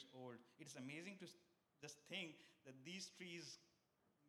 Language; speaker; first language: English; non-native, local second language; Bangla